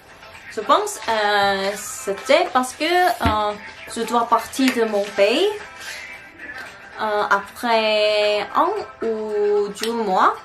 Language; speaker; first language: French; non-native, learner; Korean